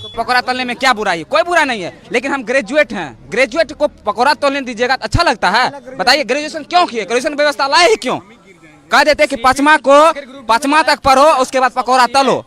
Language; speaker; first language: Hindi; native; Hindi